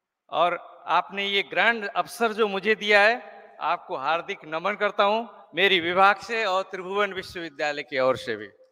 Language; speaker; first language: Hindi; non-native, fluent; Nepali